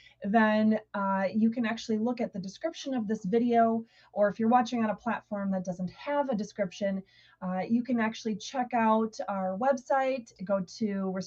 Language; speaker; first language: English; native; English